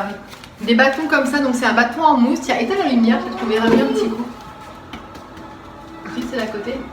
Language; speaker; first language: French; native; French